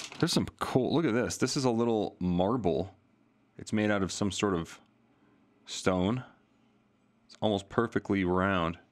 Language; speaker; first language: English; native; English